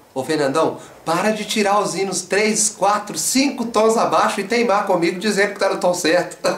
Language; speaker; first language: Portuguese; native; Portuguese